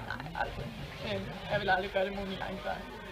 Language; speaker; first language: Danish; native; Danish